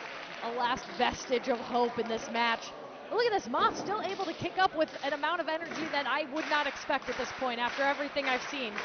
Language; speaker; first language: English; native; English